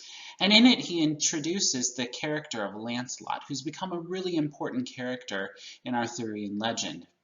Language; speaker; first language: English; native; English